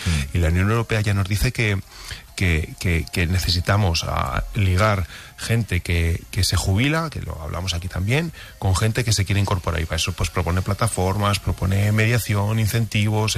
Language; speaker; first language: Spanish; native; Spanish